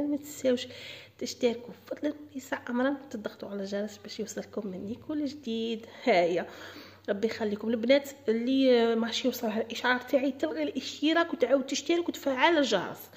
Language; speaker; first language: Arabic; native; Arabic